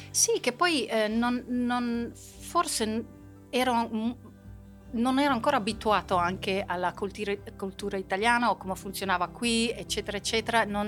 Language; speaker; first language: Italian; non-native, fluent; Dutch